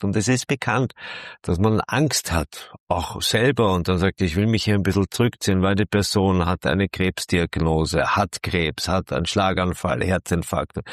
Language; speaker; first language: German; native; German